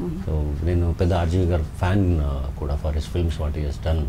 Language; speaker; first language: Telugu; non-native, learner; Kannada